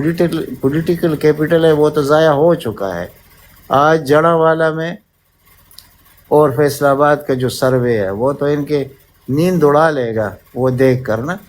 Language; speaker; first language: Urdu; native; Urdu